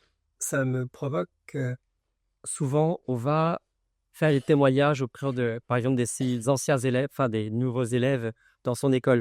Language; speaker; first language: French; native; French